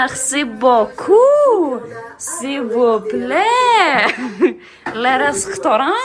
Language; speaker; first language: French; non-native, learner; Lithuanian